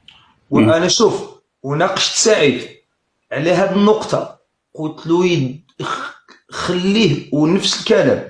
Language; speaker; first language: Arabic; native; Arabic